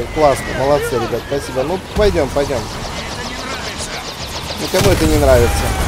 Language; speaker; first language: Russian; native; Russian